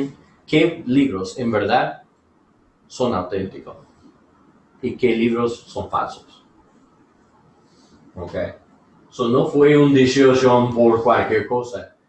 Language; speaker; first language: Spanish; non-native, learner; English